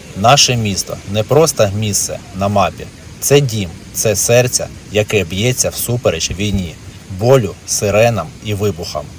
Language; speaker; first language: Ukrainian; native; Ukrainian